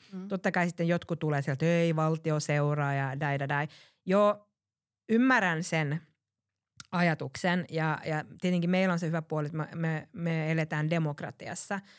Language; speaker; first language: Finnish; early bilingual, heritage; Finnish